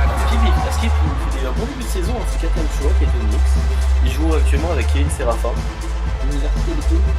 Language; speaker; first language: French; native; French